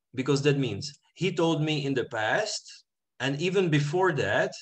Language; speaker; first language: English; non-native, fluent; Czech